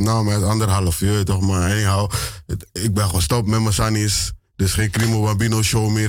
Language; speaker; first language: Dutch; native; Dutch